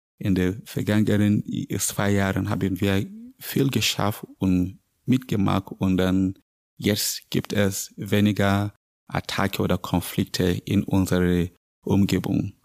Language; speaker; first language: German; non-native, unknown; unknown